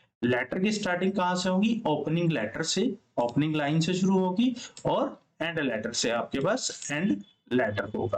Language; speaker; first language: Hindi; native; Hindi